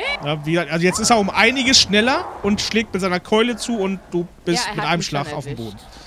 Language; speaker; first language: German; native; German